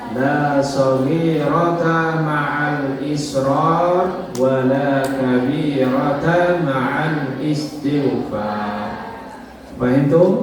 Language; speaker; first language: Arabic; non-native, fluent; Indonesian